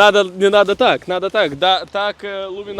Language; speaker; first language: Russian; non-native, local second language; Lithuanian